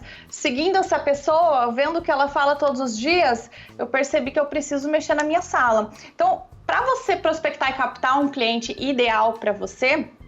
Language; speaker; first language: Portuguese; native; Portuguese